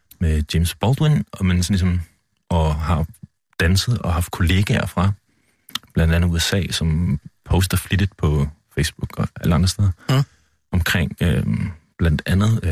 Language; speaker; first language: Danish; native; Danish